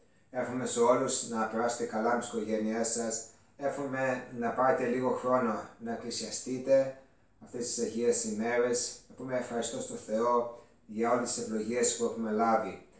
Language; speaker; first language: Greek; early bilingual, other home language; English